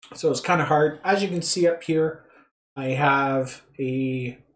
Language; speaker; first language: English; native; English